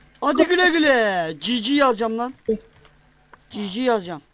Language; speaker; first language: Turkish; native; Turkish